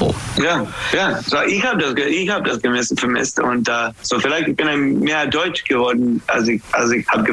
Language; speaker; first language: German; non-native, fluent; English